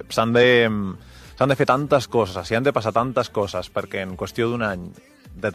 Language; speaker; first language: Catalan; native; Catalan